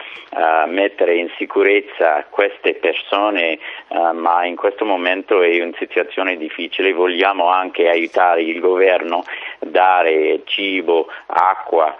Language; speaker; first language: Italian; non-native, fluent; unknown